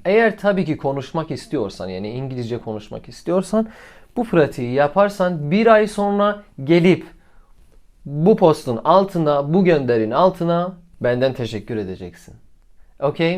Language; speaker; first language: Turkish; non-native, fluent; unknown